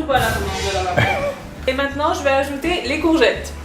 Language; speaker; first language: French; native; French